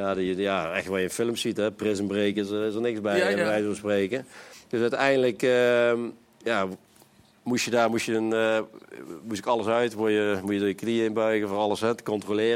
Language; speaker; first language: Dutch; native; Dutch